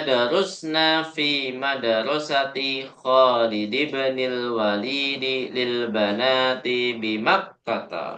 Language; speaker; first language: Arabic; non-native, fluent; Indonesian